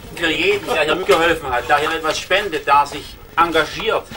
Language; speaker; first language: German; native; German